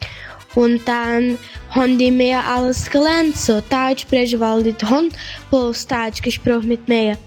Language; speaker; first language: German; early bilingual, heritage; German